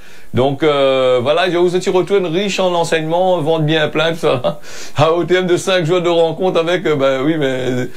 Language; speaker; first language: French; non-native, local second language; Réunion Creole French